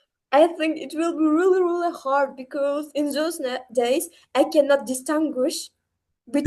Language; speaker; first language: English; non-native, learner; Uzbek